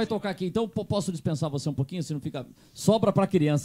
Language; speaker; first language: Portuguese; native; Portuguese